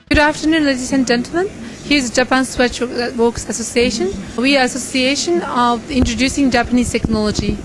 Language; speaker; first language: English; non-native, fluent; Japanese